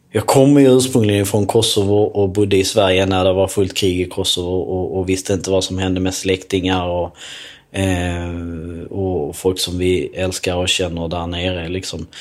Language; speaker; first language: Swedish; early bilingual, other home language; Albanian